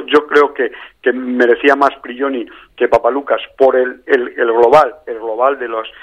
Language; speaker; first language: Spanish; native; Spanish